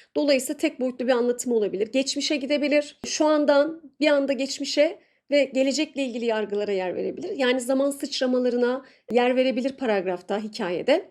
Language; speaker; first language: Turkish; native; Turkish